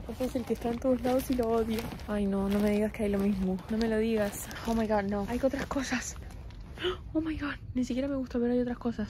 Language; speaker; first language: Spanish; early bilingual, heritage; Spanish